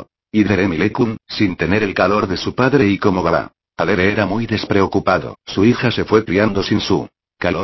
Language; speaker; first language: Spanish; native; Spanish